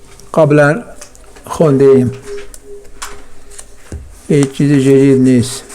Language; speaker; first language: Persian; non-native, fluent; Kashmiri